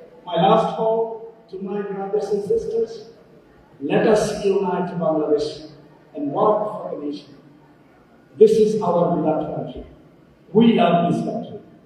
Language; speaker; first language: English; non-native, local second language; Bangla